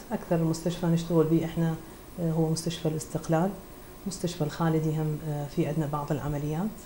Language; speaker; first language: Arabic; native; Arabic